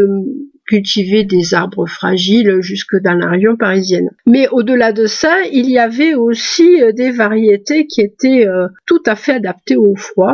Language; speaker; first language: French; native; French